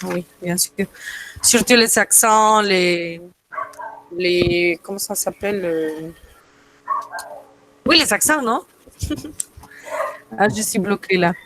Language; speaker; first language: French; non-native, fluent; Spanish